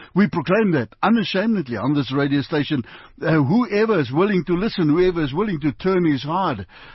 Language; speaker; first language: English; non-native, local second language; Afrikaans